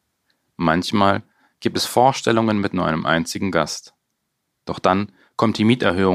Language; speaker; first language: German; native; German